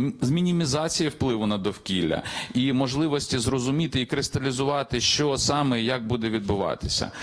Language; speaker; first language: Ukrainian; native; Ukrainian